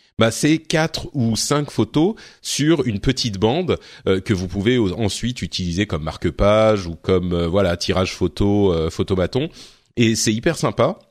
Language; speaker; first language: French; native; French